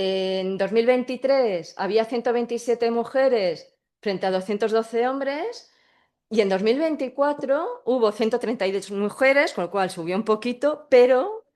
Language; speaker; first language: Spanish; native; Spanish